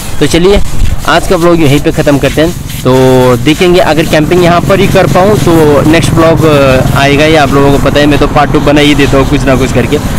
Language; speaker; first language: Hindi; native; Hindi